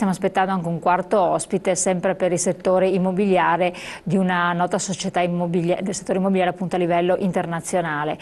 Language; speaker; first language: Italian; native; Italian